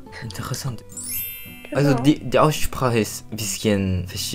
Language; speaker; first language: German; non-native, learner; Japanese